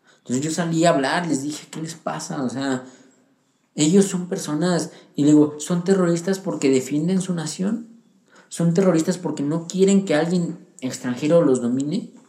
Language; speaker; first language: Spanish; native; Spanish